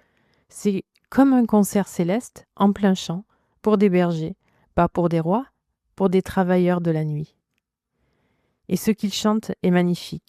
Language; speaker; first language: French; native; French